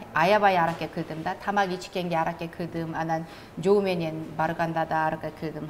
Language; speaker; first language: Kyrgyz; non-native, learner; Korean